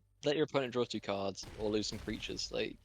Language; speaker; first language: English; native; English